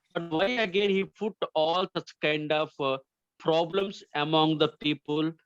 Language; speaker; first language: English; non-native, local second language; Telugu